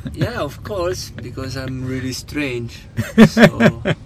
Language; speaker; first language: English; non-native, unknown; Italian